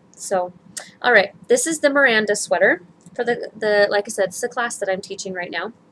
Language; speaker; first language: English; native; English